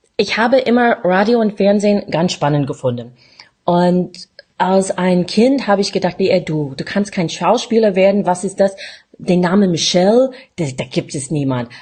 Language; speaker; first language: German; non-native, fluent; English